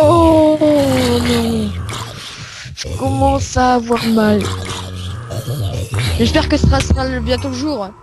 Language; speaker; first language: French; native; French